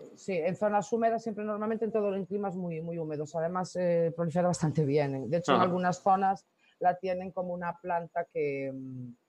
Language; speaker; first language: Spanish; native; Spanish